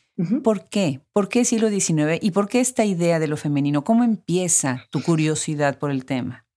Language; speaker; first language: Spanish; native; Spanish